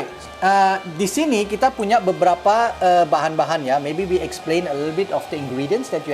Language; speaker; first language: English; non-native, fluent; Indonesian